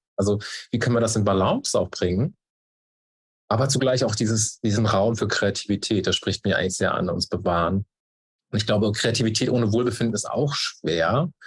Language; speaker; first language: German; native; German